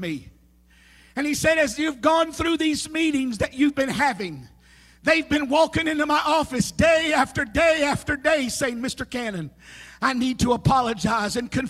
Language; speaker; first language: English; native; English